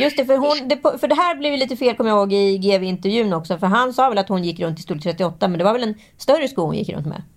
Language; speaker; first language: Swedish; native; Swedish